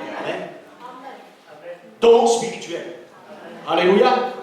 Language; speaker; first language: French; native; French